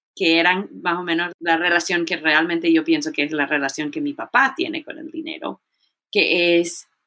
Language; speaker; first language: Spanish; early bilingual, heritage; Spanish